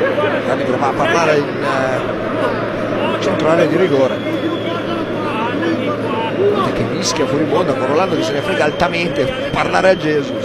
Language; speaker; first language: Italian; native; Italian